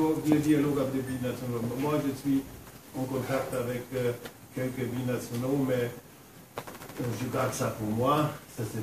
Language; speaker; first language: French; non-native, fluent; German